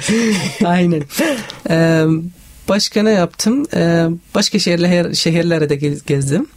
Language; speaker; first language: Turkish; non-native, learner; Arabic